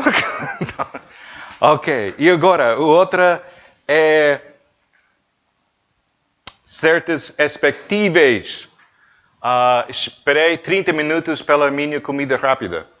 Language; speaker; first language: Portuguese; non-native, learner; English